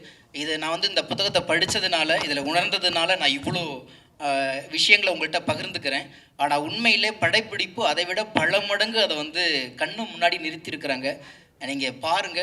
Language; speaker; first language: Tamil; native; Tamil